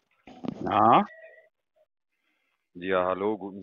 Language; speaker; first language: German; early bilingual, other home language; Turkish